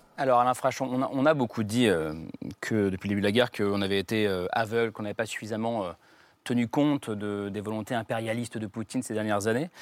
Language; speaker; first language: French; native; French